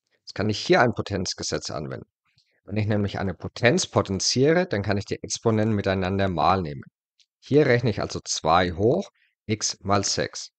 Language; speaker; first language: German; native; German